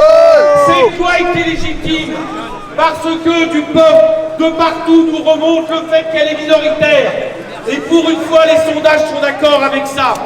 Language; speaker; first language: French; native; French